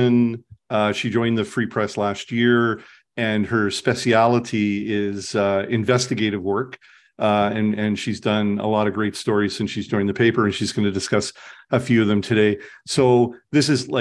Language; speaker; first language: English; native; English